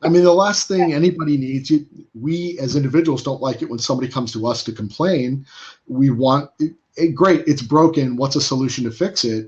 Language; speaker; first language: English; native; English